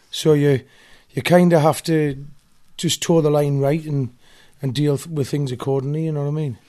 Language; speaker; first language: English; native; English